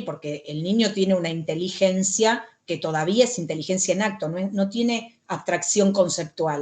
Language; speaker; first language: Spanish; native; Spanish